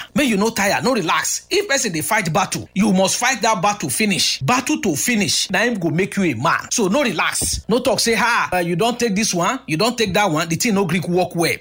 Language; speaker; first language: Nigerian Pidgin; native; Nigerian Pidgin